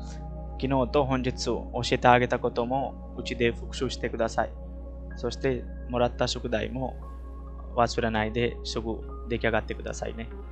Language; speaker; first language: Japanese; non-native, fluent; Hindi